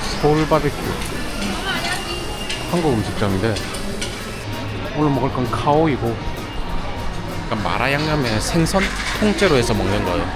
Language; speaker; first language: Korean; native; Korean